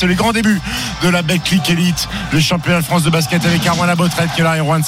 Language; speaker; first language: French; native; French